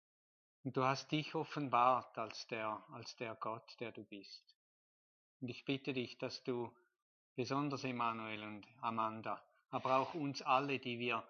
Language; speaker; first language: German; native; German